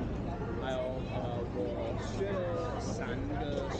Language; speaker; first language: Chinese; non-native, learner; English